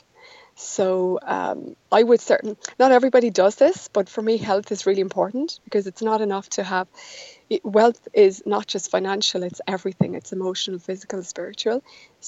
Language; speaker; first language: English; native; English